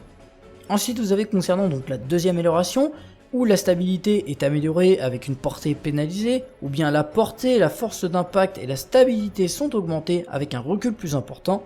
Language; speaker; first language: French; native; French